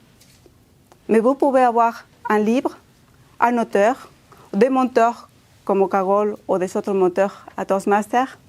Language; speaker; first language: French; non-native, fluent; Spanish